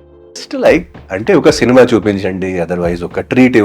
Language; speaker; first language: Telugu; non-native, fluent; Hindi